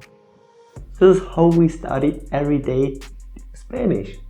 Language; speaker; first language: English; non-native, fluent; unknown